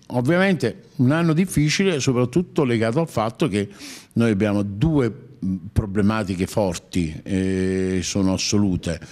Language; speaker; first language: Italian; native; Italian